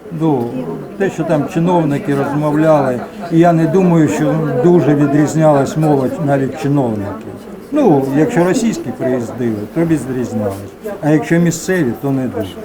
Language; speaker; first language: Ukrainian; native; Ukrainian